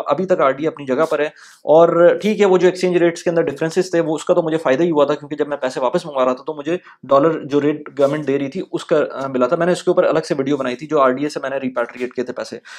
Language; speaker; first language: Urdu; native; Urdu